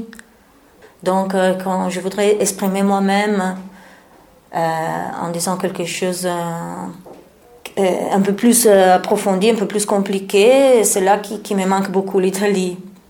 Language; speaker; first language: French; non-native, learner; Italian